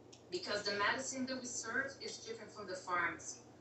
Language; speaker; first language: English; non-native, fluent; Portuguese